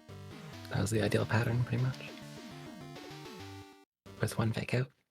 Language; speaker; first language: English; native; English